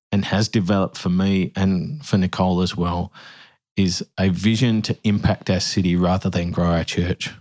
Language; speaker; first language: English; native; English